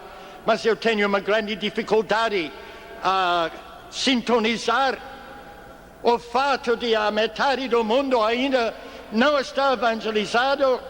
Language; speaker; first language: Portuguese; non-native, fluent; English